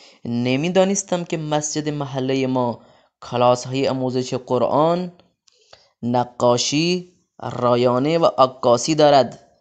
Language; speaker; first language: Persian; non-native, fluent; Urdu